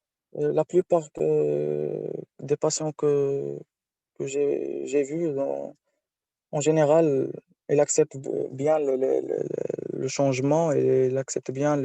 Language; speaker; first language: French; non-native, local second language; Arabic